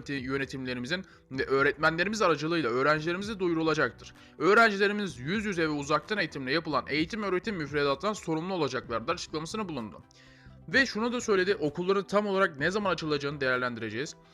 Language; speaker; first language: Turkish; native; Turkish